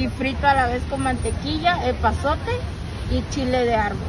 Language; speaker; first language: Spanish; native; Spanish